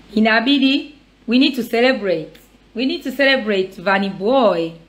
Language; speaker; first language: English; non-native, local second language; Swahili